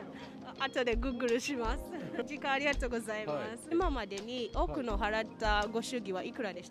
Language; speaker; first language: Japanese; non-native, learner; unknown